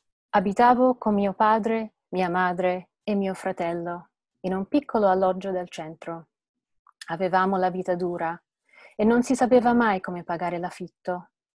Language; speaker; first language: Italian; non-native, fluent; English